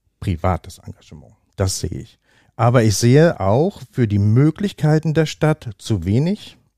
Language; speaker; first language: German; native; German